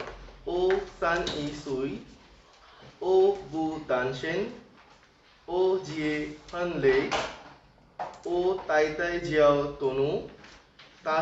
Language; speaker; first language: Chinese; non-native, learner; Bangla